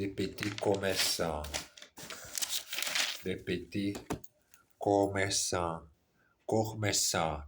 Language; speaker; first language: French; non-native, learner; Portuguese